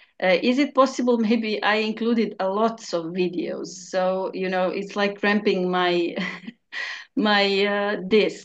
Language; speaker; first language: English; non-native, fluent; Serbian